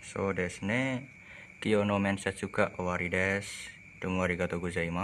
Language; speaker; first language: Japanese; non-native, learner; Indonesian